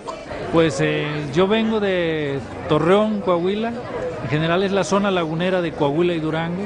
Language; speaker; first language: Spanish; native; Spanish